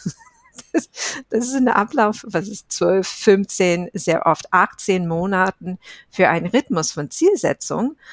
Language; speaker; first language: German; non-native, fluent; English